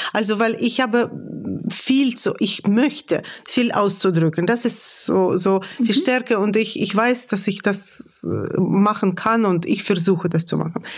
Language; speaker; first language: German; non-native, fluent; Russian